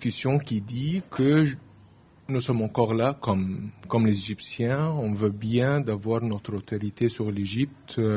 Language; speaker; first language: French; non-native, learner; Arabic